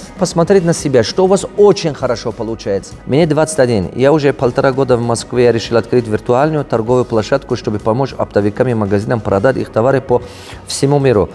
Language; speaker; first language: Russian; non-native, local second language; Tajik